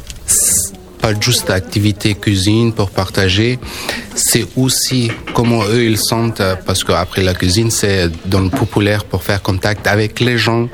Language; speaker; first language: French; non-native, learner; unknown